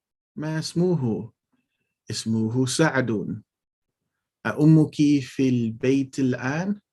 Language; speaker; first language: Arabic; non-native, fluent; English